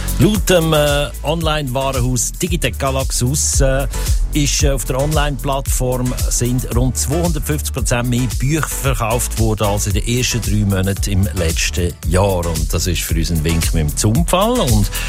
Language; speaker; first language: German; native; German